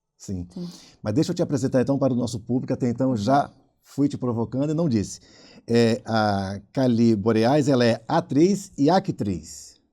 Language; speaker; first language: Portuguese; native; Portuguese